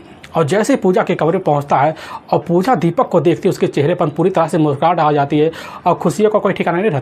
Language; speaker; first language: Hindi; native; Hindi